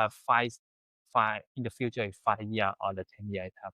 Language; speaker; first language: English; non-native, learner; Thai